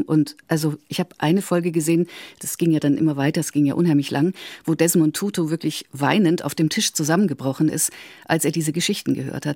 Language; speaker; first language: German; native; German